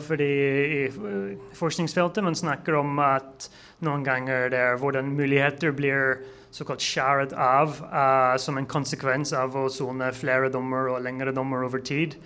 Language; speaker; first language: Norwegian; non-native, fluent; English